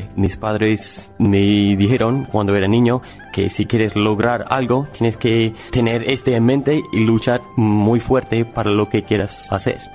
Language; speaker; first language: Spanish; non-native, fluent; English